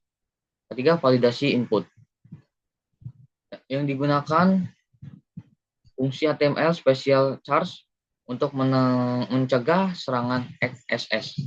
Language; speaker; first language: Indonesian; native; Indonesian